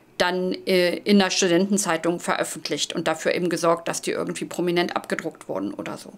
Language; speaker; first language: German; native; German